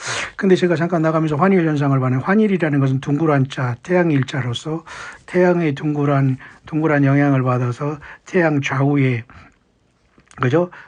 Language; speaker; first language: Korean; native; Korean